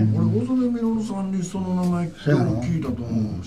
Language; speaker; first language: Japanese; native; Japanese